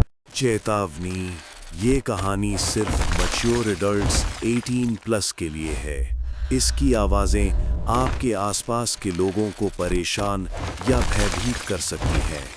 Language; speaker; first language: Hindi; native; Hindi